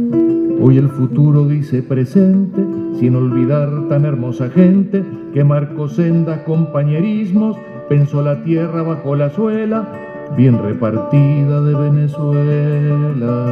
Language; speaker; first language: Spanish; native; Spanish